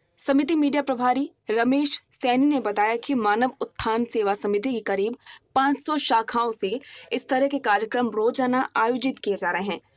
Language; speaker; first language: Hindi; native; Hindi